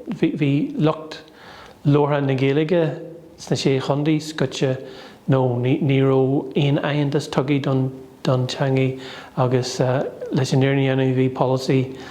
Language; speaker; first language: Irish; non-native, local second language; English